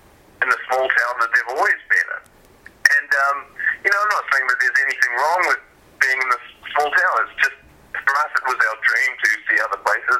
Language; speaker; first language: English; native; English